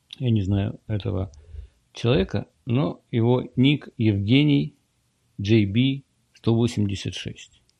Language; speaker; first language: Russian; native; Russian